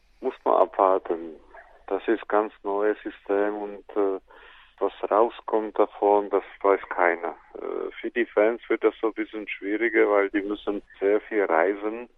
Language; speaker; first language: German; non-native, fluent; Czech